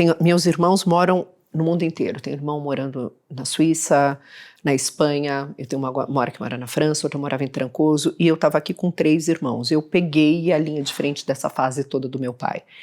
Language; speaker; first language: Portuguese; early bilingual, other home language; Spanish